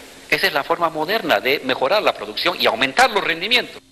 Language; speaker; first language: Spanish; native; Spanish